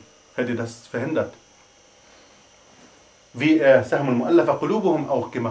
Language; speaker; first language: German; non-native, fluent; Arabic